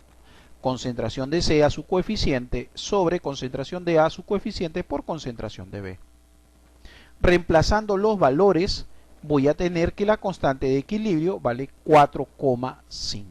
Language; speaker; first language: Spanish; native; Spanish